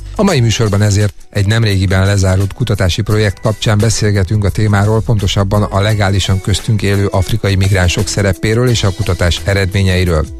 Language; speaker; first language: Hungarian; native; Hungarian